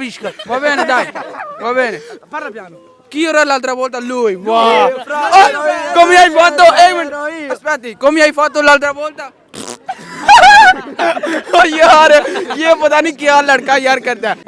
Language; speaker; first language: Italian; non-native, learner; Urdu